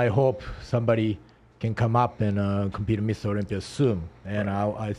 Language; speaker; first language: English; non-native, learner; Japanese